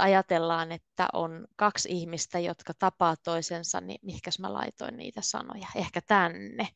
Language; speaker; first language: Finnish; native; Finnish